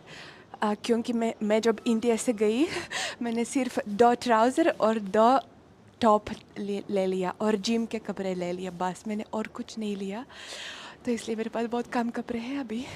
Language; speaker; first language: Hindi; non-native, fluent; Russian